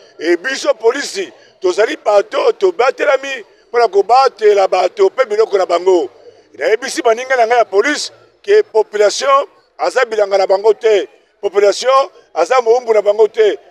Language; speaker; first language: Lingala; non-native, local second language; Kongo